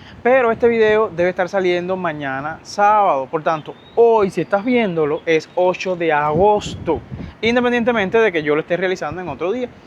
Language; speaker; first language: Spanish; native; Spanish